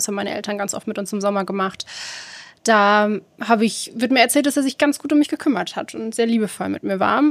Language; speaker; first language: German; early bilingual, other home language; Arabic